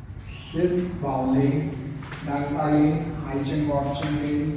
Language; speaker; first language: Vietnamese; non-native, learner; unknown